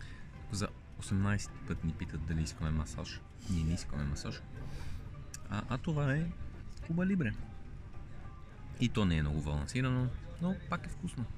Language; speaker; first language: Bulgarian; native; Bulgarian